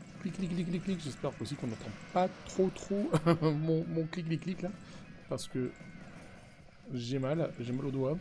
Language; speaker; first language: French; native; French